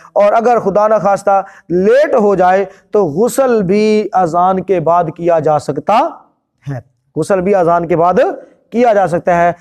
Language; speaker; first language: Urdu; non-native, local second language; Punjabi